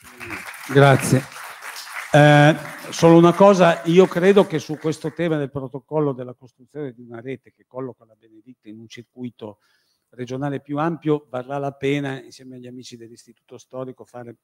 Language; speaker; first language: Italian; native; Italian